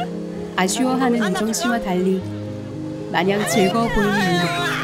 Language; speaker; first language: Korean; native; Korean